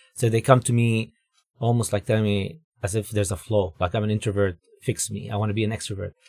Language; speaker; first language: English; non-native, fluent; Arabic